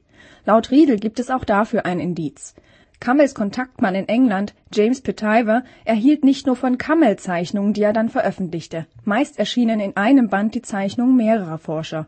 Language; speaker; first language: German; native; German